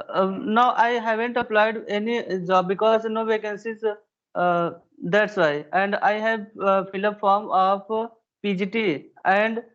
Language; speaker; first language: English; non-native, learner; Hindi